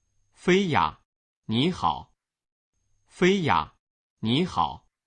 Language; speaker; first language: Chinese; non-native, learner; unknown